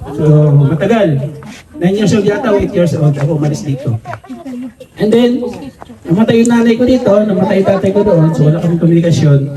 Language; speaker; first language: Filipino; non-native, local second language; Waray